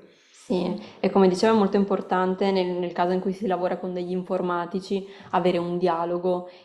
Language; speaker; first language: Italian; native; Italian